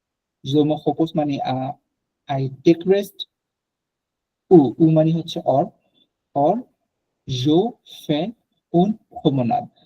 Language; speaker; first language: French; non-native, fluent; Bangla